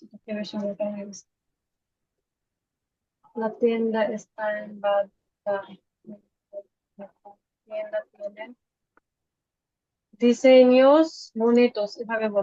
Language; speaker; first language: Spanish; non-native, fluent; Bangla